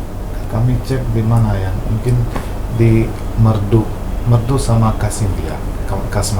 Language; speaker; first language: Indonesian; non-native, local second language; Malayalam